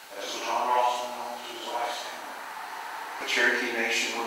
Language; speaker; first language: English; native; English